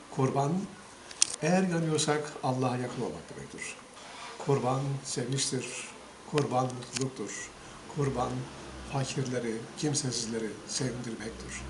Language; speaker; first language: Turkish; native; Turkish